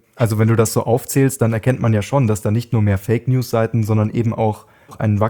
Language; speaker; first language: German; native; German